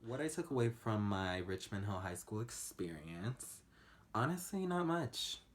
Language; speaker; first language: English; native; English